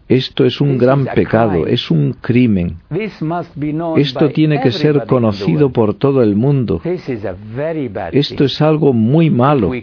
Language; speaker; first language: Spanish; non-native, fluent; Arabic